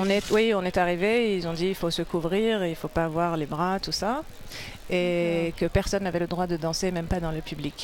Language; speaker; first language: French; non-native, local second language; Arabic